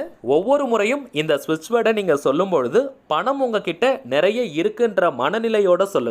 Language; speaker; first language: Tamil; native; Tamil